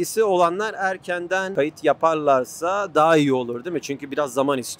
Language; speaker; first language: Turkish; native; Turkish